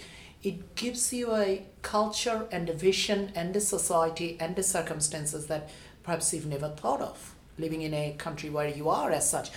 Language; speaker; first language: English; non-native, local second language; Bangla